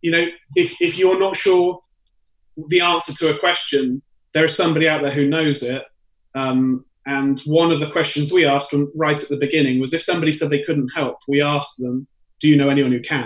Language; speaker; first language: English; native; English